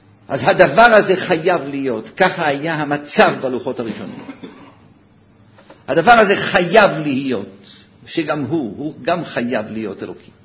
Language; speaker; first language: Hebrew; native; Hebrew